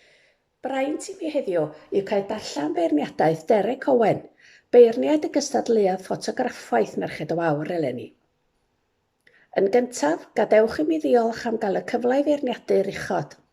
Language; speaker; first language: Welsh; native; Welsh